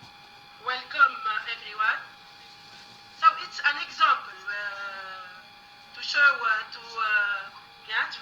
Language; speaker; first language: English; non-native, learner; Arabic